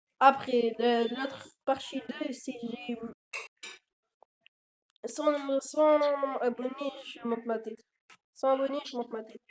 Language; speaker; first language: French; native; French